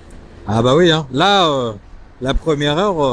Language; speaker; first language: French; native; French